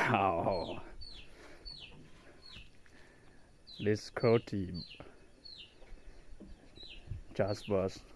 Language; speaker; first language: English; non-native, learner; Hmong